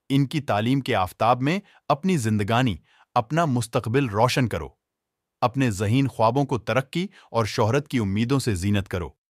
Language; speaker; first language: Hindi; native; Hindi